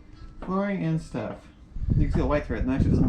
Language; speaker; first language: English; native; English